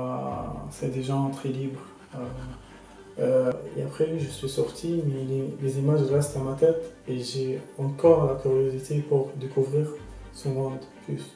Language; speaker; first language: French; non-native, local second language; Arabic